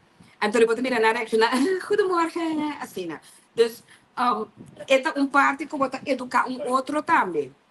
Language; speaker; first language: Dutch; non-native, local second language; Papiamento